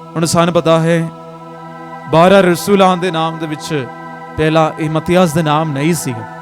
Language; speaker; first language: Punjabi; non-native, fluent; Malayalam